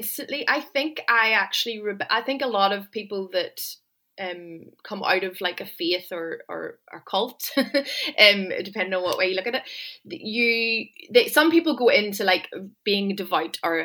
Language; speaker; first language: English; native; English